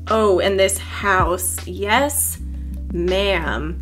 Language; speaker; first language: English; native; English